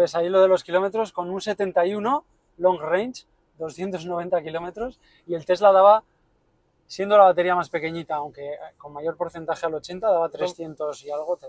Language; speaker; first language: Spanish; native; Spanish